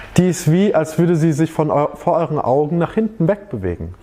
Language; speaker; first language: German; native; German